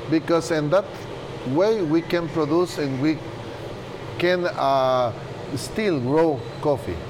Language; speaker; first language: English; non-native, learner; Spanish